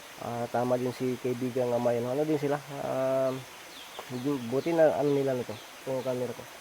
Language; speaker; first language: Filipino; non-native, local second language; Cebuano